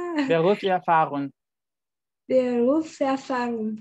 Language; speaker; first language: German; non-native, learner; Spanish